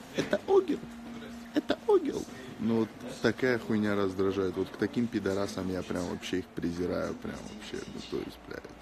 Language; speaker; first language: Russian; native; Russian